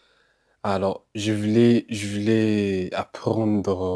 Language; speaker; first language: French; non-native, learner; English